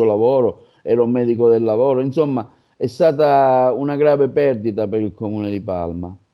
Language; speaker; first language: Italian; native; Italian